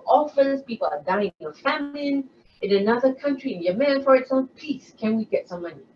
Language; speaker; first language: English; non-native, local second language; Malay